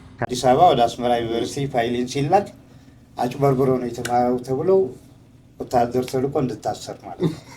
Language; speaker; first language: Amharic; non-native, local second language; Tigrinya